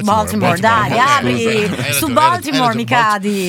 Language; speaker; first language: Italian; native; Italian